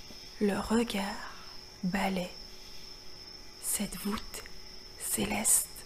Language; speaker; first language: French; native; French